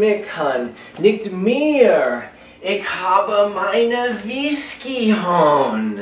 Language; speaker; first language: German; non-native, learner; English